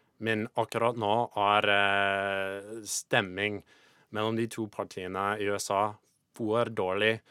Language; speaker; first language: Norwegian; non-native, fluent; English